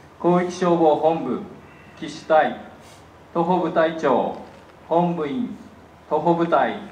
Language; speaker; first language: Japanese; native; Japanese